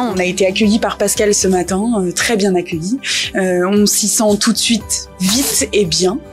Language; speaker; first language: French; native; French